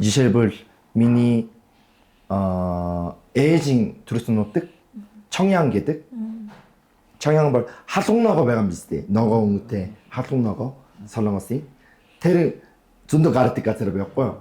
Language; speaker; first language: Mongolian; non-native, fluent; Korean